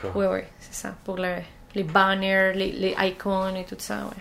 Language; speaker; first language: French; non-native, fluent; Spanish